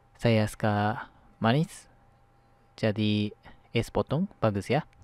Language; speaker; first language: Indonesian; non-native, learner; Japanese